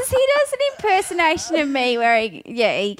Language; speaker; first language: English; native; English